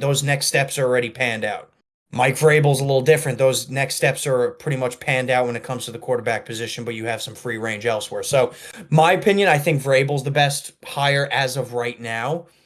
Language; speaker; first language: English; native; English